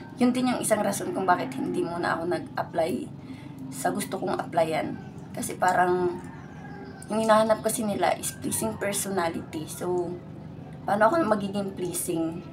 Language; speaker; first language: Filipino; native; Filipino